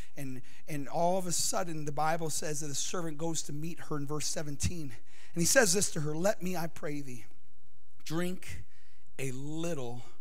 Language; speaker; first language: English; native; English